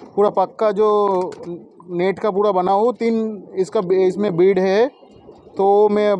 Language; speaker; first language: Hindi; non-native, local second language; Bangla